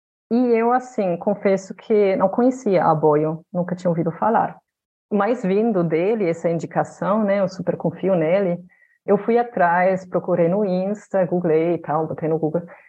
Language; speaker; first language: Portuguese; non-native, fluent; German